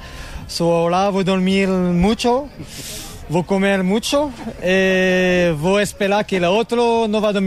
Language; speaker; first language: Spanish; non-native, learner; French